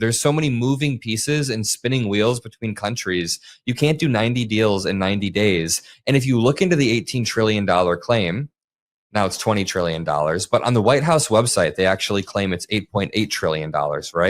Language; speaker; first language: English; native; English